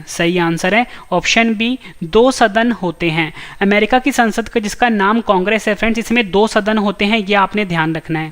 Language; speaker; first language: Hindi; native; Hindi